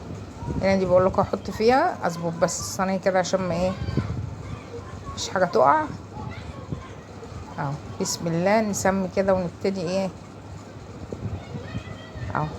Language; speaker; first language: Arabic; native; Arabic